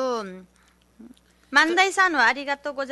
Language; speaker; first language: Japanese; non-native, learner; Nepali